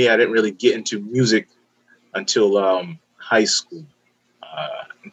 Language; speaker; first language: English; native; English